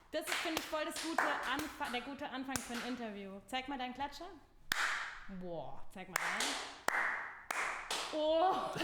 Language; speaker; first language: German; native; German